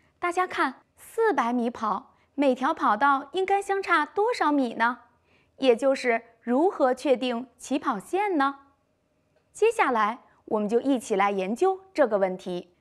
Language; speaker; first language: Chinese; native; Chinese